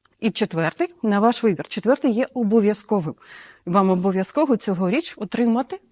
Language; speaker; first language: Ukrainian; native; Ukrainian